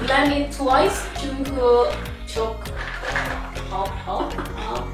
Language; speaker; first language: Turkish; non-native, learner; Indonesian